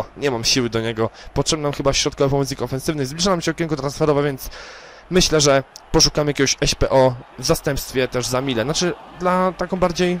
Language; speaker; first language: Polish; native; Polish